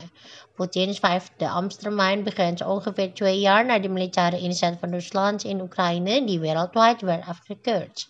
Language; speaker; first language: Dutch; non-native, fluent; Indonesian